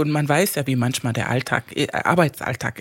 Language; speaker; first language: German; non-native, fluent; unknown